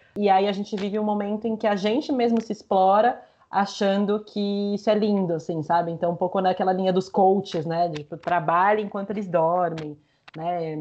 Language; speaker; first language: Portuguese; early bilingual, other home language; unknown